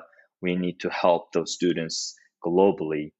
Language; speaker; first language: English; non-native, fluent; Korean